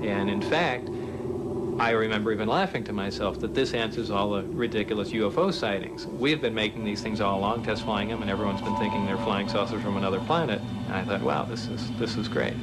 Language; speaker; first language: English; native; English